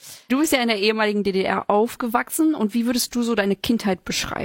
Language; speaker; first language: German; native; German